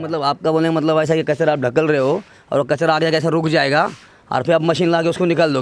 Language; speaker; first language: Hindi; non-native, local second language; Marathi